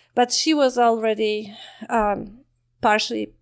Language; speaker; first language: English; non-native, fluent; Polish